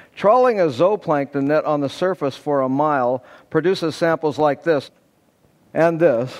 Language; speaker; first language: English; native; English